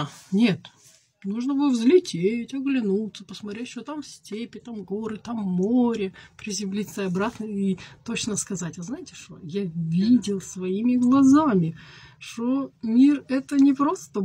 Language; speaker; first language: Russian; native; Russian